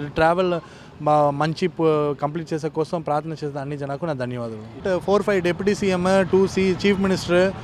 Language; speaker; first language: Telugu; non-native, learner; Tamil